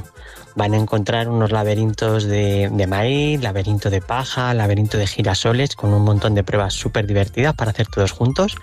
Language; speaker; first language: Spanish; native; Spanish